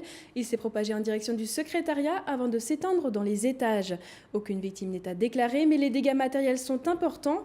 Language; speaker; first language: French; native; French